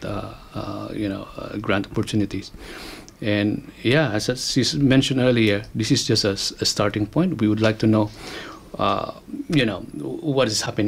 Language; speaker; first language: English; non-native, local second language; Cebuano